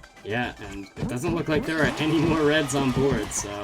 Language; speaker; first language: English; native; English